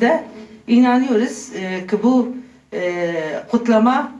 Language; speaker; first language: Turkish; non-native, local second language; Kurdish